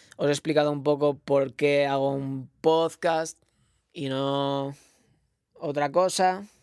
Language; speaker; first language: Spanish; non-native, local second language; Catalan